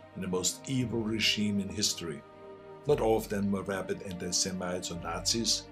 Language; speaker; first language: English; non-native, fluent; German